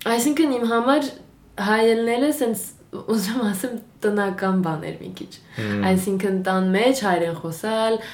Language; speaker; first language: Armenian; early bilingual, heritage; Armenian